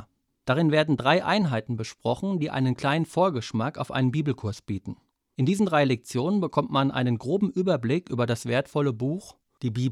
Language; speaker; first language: German; native; German